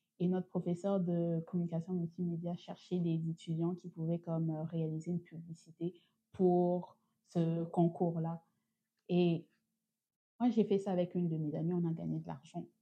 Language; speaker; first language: French; non-native, local second language; Lingala